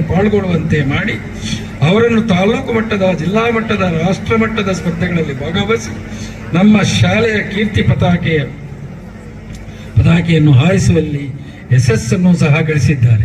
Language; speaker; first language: Kannada; native; Kannada